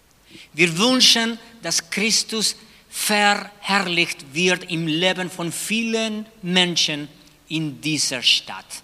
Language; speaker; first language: German; non-native, fluent; Spanish